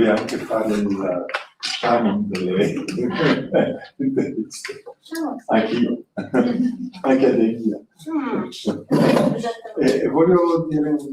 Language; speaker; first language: Italian; non-native, learner; French